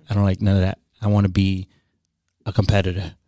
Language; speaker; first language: English; early bilingual, other home language; Haitian Creole